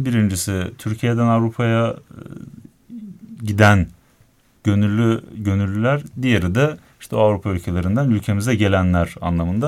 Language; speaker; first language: Turkish; native; Turkish